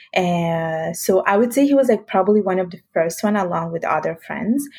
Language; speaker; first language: English; non-native, fluent; Italian